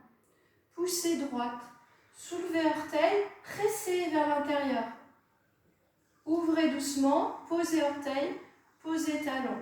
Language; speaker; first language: French; native; French